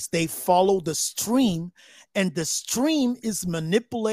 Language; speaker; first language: English; non-native, fluent; Portuguese